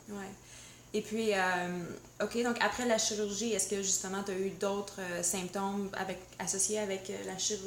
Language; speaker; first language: French; native; French